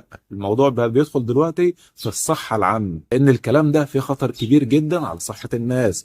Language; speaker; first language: Arabic; native; Arabic